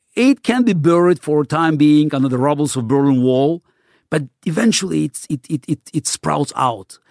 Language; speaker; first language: English; non-native, fluent; Russian